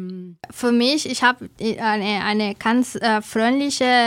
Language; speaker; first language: German; non-native, learner; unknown